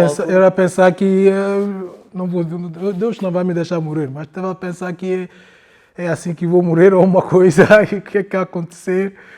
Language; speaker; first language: Portuguese; non-native, learner; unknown